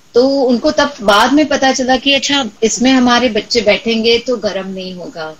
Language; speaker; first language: Hindi; non-native, local second language; Marathi